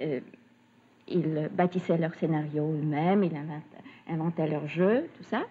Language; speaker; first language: French; early bilingual, other home language; Russian